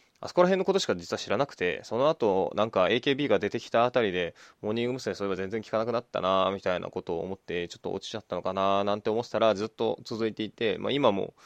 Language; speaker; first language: Japanese; native; Japanese